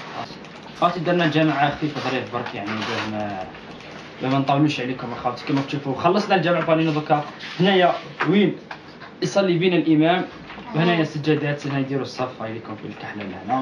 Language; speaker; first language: Arabic; native; Arabic